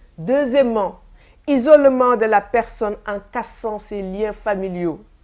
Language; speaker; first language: French; non-native, local second language; Wolof